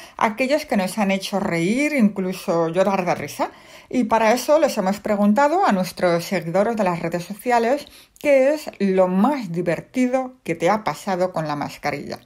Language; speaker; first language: Spanish; native; Spanish